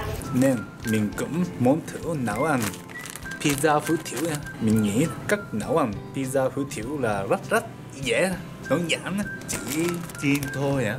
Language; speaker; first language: Vietnamese; non-native, learner; Japanese